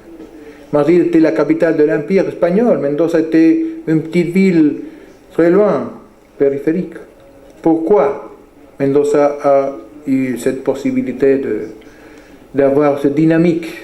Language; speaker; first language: French; non-native, fluent; Spanish